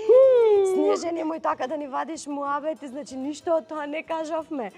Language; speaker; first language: Macedonian; native; Macedonian